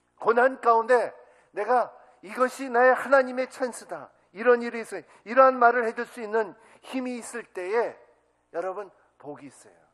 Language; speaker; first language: Korean; native; Korean